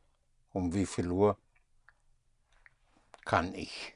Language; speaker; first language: German; non-native, fluent; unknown